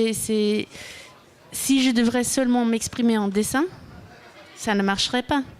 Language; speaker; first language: French; non-native, local second language; Dutch